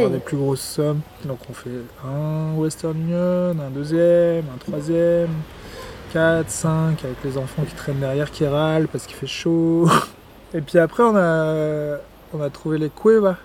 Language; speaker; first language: French; native; French